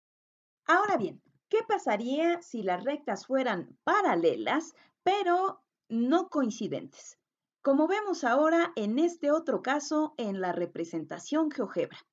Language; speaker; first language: Spanish; native; Spanish